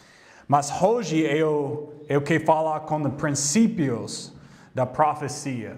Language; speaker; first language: Portuguese; non-native, learner; English